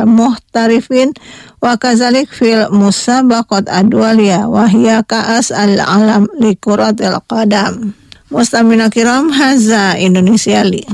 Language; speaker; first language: Arabic; non-native, fluent; Indonesian